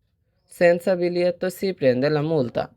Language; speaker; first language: Italian; non-native, fluent; Bangla